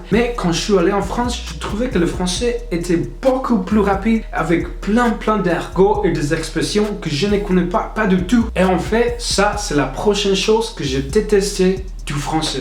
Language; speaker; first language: French; non-native, fluent; English